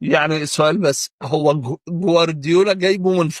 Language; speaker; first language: Arabic; native; Arabic